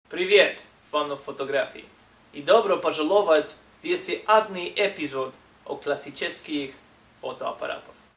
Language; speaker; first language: Russian; non-native, learner; English